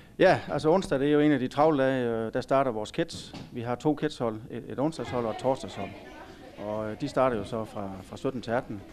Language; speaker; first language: Danish; native; Danish